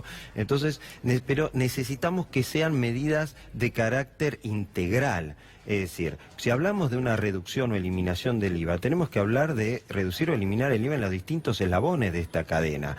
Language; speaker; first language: Spanish; native; Spanish